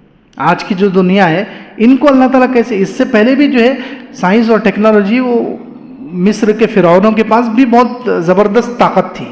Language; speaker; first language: Urdu; native; Urdu